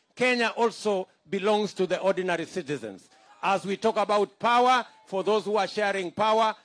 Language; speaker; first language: English; non-native, local second language; Kalenjin